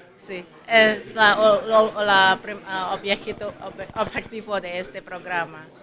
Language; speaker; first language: Spanish; non-native, learner; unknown